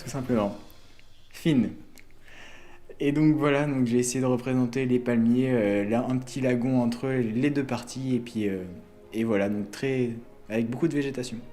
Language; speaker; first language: French; native; French